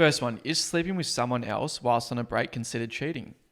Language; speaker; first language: English; native; English